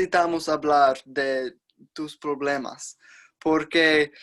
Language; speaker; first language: Spanish; non-native, learner; English